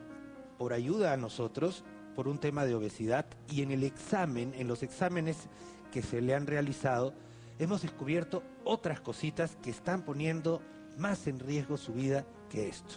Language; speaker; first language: Spanish; native; Spanish